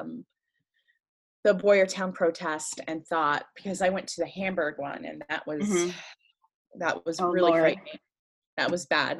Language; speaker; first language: English; early bilingual, other home language; French